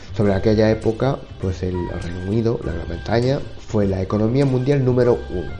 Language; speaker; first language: Spanish; non-native, fluent; Japanese